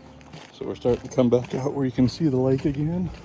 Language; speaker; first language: English; native; English